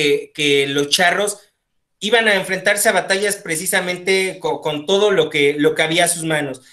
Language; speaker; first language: Spanish; native; Spanish